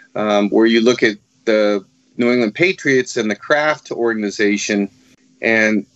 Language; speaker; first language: English; native; English